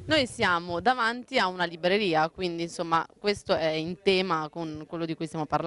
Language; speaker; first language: Italian; native; Italian